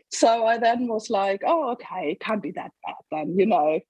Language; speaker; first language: English; non-native, fluent; German